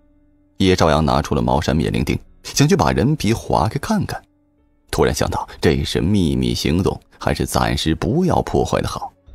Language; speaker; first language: Chinese; native; Chinese